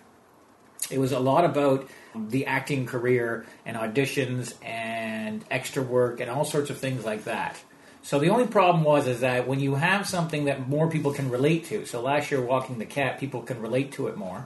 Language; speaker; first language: English; native; English